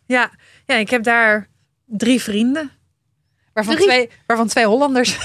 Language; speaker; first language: Dutch; native; Dutch